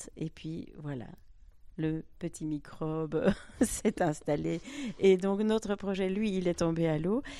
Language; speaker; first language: French; native; French